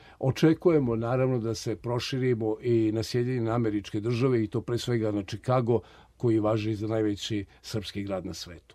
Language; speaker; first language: Serbian; native; Serbian